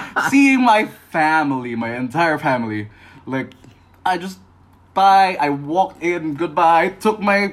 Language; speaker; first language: English; non-native, local second language; Filipino